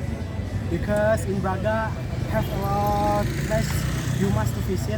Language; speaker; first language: English; non-native, learner; Indonesian